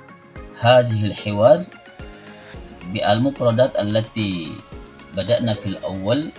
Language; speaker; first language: Arabic; non-native, fluent; Indonesian